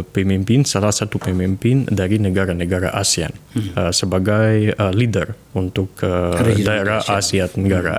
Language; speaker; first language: Indonesian; non-native, fluent; Russian